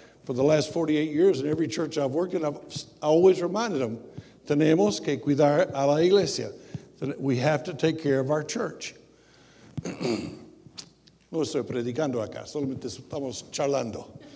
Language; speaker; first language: English; native; English